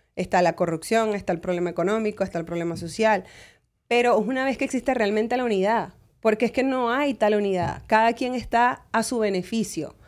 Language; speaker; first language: Spanish; native; Spanish